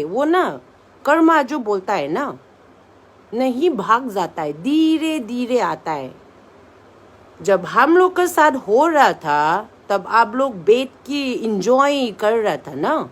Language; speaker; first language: Hindi; non-native, local second language; Manipuri